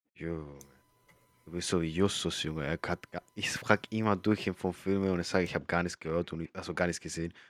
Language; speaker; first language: German; early bilingual, other home language; Spanish